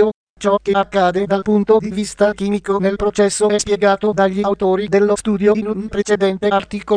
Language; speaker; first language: Italian; native; Italian